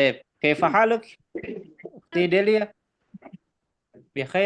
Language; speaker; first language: Arabic; non-native, fluent; Indonesian